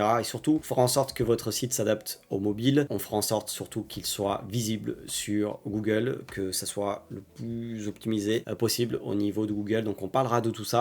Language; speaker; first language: French; native; French